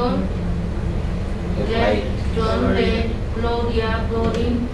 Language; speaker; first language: English; non-native, learner; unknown